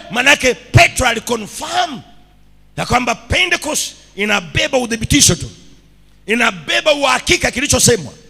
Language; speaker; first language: Swahili; non-native, local second language; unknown